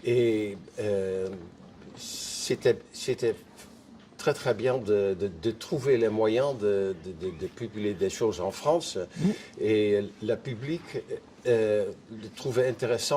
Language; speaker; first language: French; non-native, fluent; Dutch